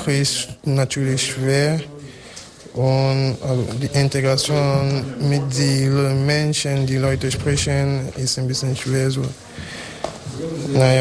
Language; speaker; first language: German; non-native, fluent; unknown